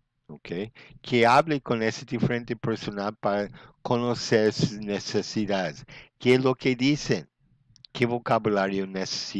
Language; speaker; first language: Spanish; non-native, fluent; English